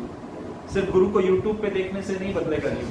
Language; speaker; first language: Hindi; native; Hindi